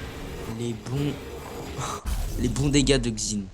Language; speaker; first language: French; native; French